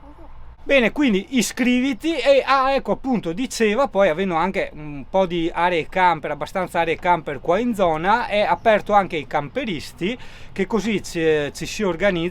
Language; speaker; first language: Italian; native; Italian